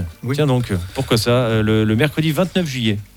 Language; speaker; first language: French; native; French